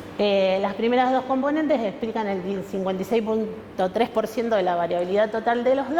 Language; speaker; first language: Spanish; native; Spanish